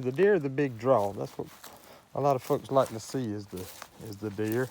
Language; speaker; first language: English; native; English